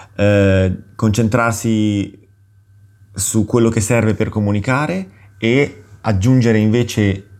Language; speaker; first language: Italian; native; Italian